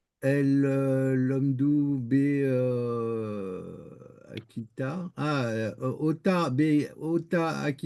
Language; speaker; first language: Hebrew; non-native, learner; French